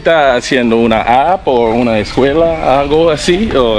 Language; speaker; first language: Spanish; non-native, learner; English